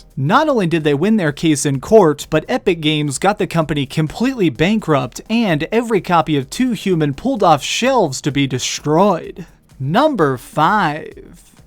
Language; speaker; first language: English; native; English